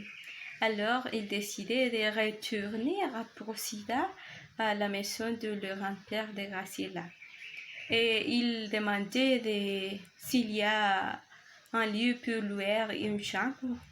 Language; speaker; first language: French; non-native, learner; Spanish